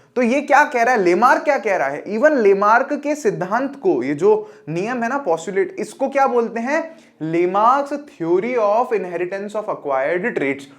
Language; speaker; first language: Hindi; native; Hindi